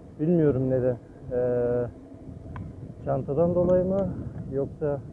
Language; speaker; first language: Turkish; early bilingual, heritage; Turkish